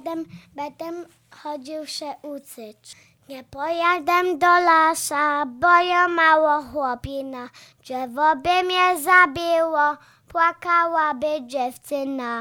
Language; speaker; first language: Polish; early bilingual, heritage; Polish